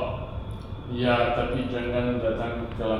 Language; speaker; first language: Indonesian; non-native, learner; English